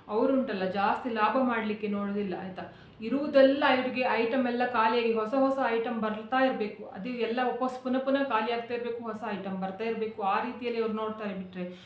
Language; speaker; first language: Kannada; native; Kannada